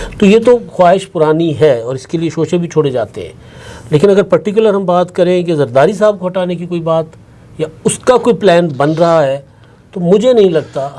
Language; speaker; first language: Urdu; non-native, local second language; Punjabi